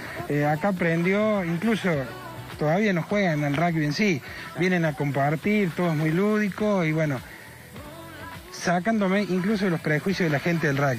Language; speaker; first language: Spanish; native; Spanish